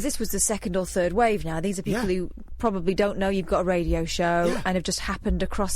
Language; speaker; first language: English; native; English